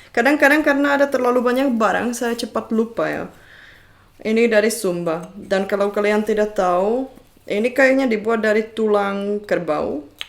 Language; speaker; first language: Indonesian; non-native, fluent; Czech